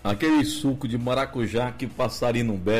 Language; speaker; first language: Portuguese; native; Portuguese